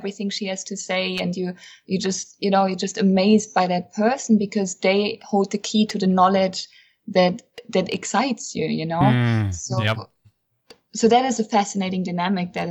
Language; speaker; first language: English; non-native, fluent; German